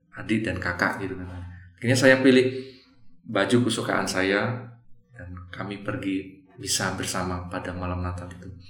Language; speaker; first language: Indonesian; native; Indonesian